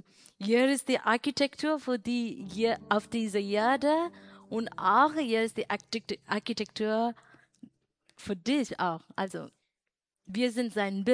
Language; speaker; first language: German; non-native, learner; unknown